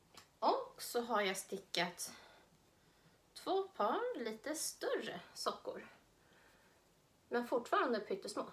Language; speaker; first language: Swedish; native; Swedish